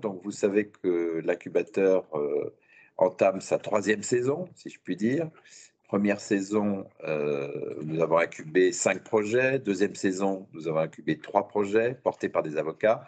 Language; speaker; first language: French; native; French